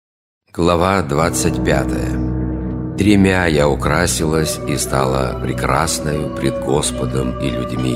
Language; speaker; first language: Russian; native; Russian